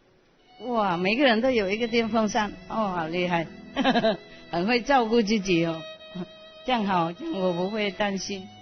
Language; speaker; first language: Chinese; non-native, fluent; Vietnamese